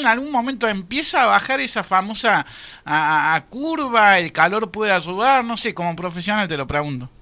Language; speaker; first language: Spanish; native; Spanish